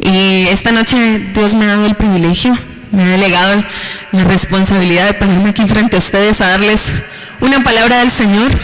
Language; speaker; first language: Spanish; native; Spanish